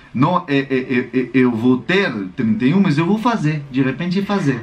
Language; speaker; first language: Portuguese; non-native, fluent; French